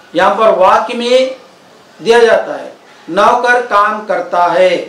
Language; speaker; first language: Hindi; non-native, local second language; Telugu